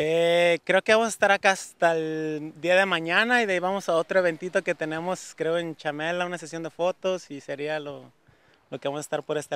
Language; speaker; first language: Spanish; native; Spanish